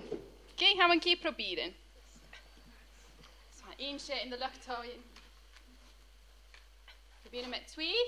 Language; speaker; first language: Dutch; non-native, fluent; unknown